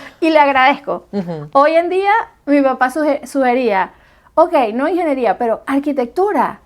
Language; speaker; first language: Spanish; native; Spanish